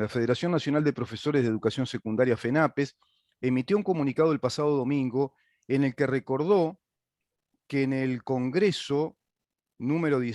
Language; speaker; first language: Spanish; native; Spanish